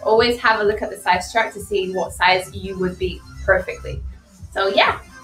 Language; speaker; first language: English; early bilingual, other home language; Portuguese